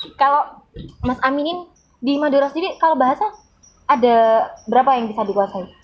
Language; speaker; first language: Indonesian; native; Indonesian